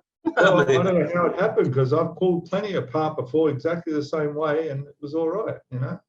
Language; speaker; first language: English; native; English